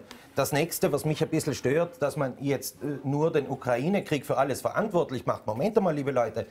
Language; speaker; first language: German; native; German